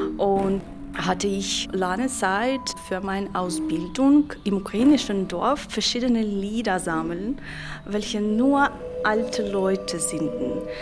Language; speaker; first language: German; non-native, learner; Ukrainian